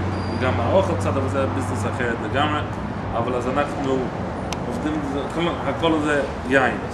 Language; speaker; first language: Hebrew; non-native, fluent; English